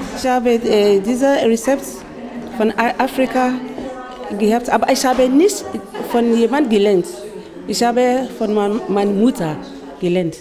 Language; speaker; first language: German; non-native, learner; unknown